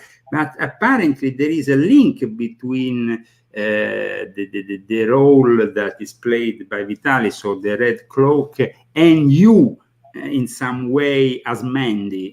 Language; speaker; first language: English; non-native, fluent; Italian